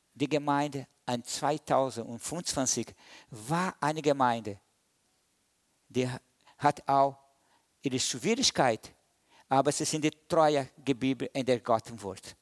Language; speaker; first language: German; non-native, learner; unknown